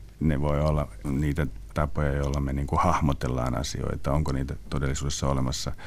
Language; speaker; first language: Finnish; native; Finnish